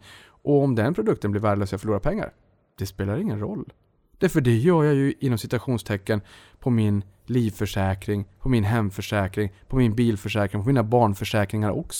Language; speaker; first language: Swedish; native; Swedish